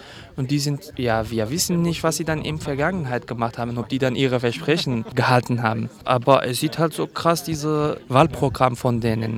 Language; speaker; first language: German; non-native, fluent; Kurdish